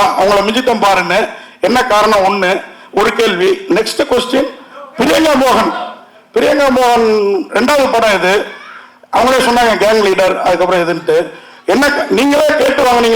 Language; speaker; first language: Tamil; native; Tamil